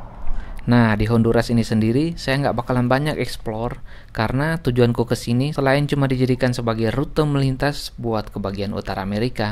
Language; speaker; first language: Indonesian; native; Indonesian